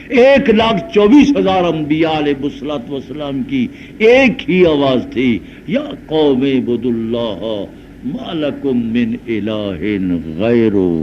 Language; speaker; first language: Urdu; non-native, local second language; Punjabi